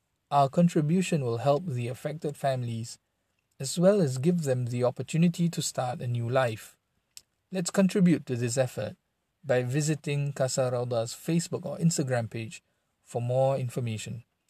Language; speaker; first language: English; non-native, local second language; Malay